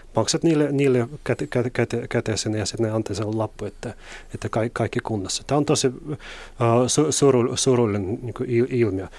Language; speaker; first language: Finnish; non-native, fluent; Russian